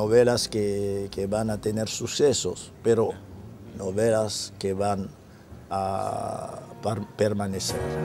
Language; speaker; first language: Spanish; non-native, fluent; French